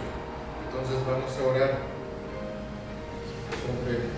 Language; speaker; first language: Spanish; non-native, fluent; Russian